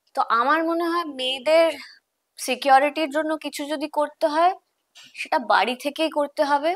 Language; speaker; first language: Bangla; non-native, local second language; Malayalam